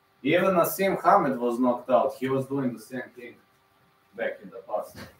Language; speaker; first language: English; non-native, fluent; Serbian